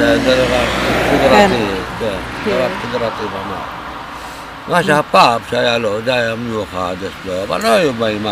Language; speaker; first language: Hebrew; non-native, fluent; Romanian